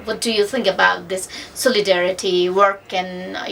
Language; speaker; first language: English; non-native, fluent; Nepali